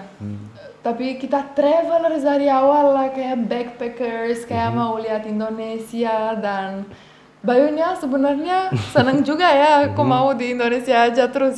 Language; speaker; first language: Indonesian; non-native, fluent; Romanian